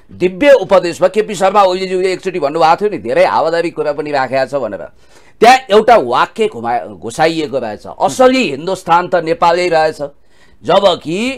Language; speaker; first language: Nepali; native; Nepali